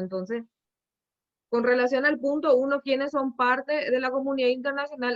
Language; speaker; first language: Spanish; native; Spanish